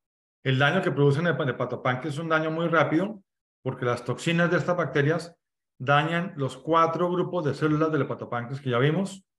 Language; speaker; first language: Spanish; native; Spanish